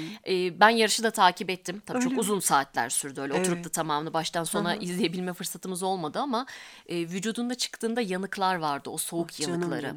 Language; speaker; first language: Turkish; native; Turkish